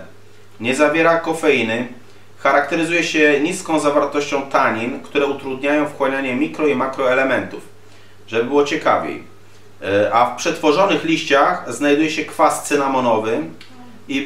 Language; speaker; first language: Polish; native; Polish